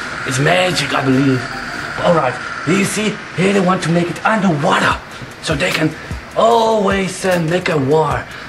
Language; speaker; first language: English; non-native, learner; Dutch